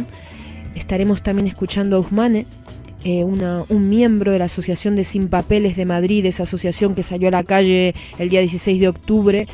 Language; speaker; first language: Spanish; native; Spanish